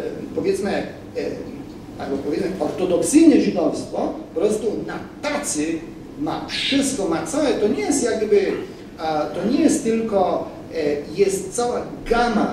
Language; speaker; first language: Polish; non-native, fluent; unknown